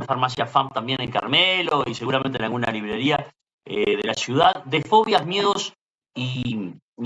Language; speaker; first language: Spanish; native; Spanish